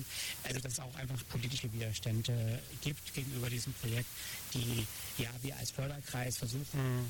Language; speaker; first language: German; native; German